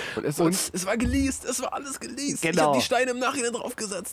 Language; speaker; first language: German; native; German